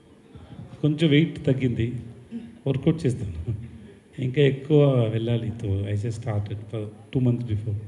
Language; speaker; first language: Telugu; non-native, learner; Tamil